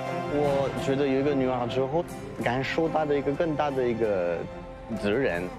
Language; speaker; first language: Chinese; non-native, fluent; French